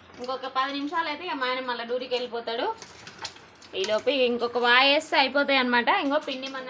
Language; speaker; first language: Telugu; native; Telugu